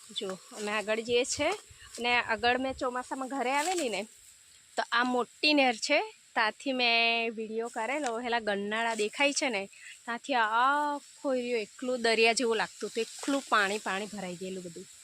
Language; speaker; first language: Gujarati; non-native, local second language; Gamit